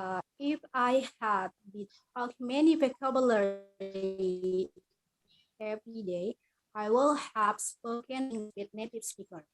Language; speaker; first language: English; non-native, learner; Indonesian